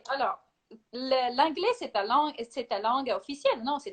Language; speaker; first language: French; non-native, learner; Italian